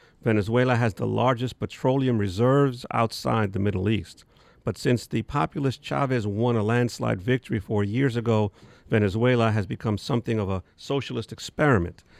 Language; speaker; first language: English; native; English